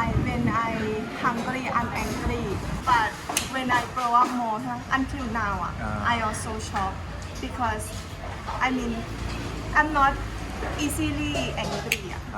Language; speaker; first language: English; non-native, learner; Thai